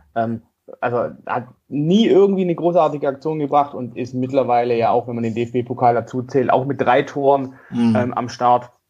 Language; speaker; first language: German; native; German